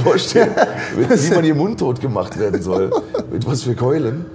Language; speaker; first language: German; native; German